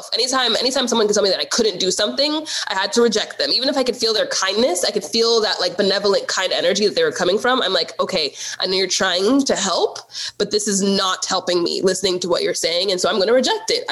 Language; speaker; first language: English; native; English